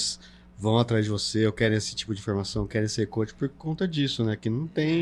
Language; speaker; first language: Portuguese; native; Portuguese